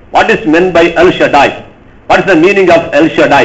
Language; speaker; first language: English; non-native, local second language; Tamil